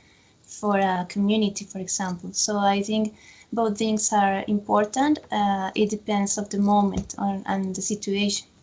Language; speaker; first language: English; non-native, fluent; Spanish